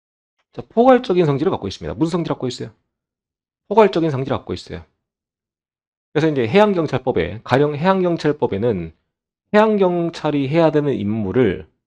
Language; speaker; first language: Korean; native; Korean